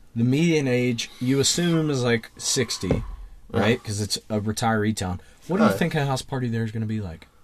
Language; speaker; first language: English; native; English